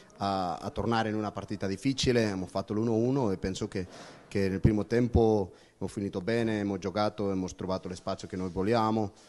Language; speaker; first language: Italian; non-native, learner; Spanish